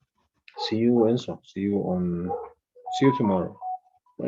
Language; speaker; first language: English; non-native, fluent; Spanish